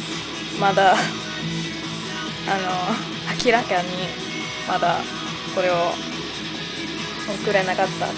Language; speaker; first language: Japanese; non-native, learner; English